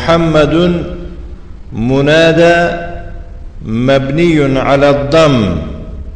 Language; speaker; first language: Arabic; non-native, fluent; Tajik